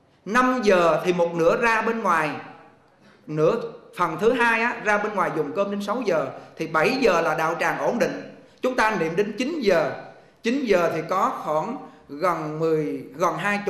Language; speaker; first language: Vietnamese; native; Vietnamese